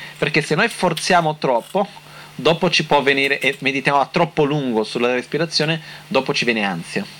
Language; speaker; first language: Italian; non-native, fluent; Portuguese